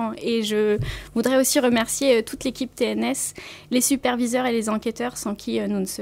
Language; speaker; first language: French; native; French